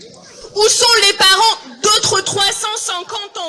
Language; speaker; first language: French; non-native, fluent; Ukrainian